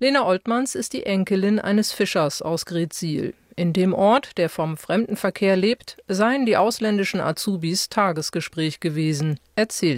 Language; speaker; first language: German; native; German